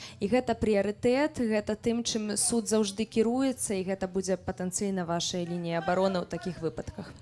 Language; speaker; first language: Belarusian; native; Belarusian